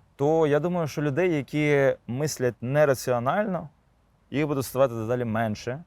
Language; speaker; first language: Ukrainian; non-native, local second language; Crimean Tatar